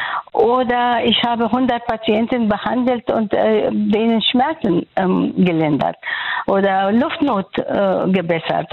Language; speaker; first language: German; non-native, fluent; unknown